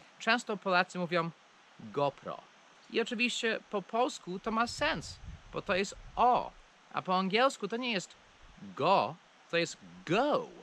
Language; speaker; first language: Polish; non-native, fluent; English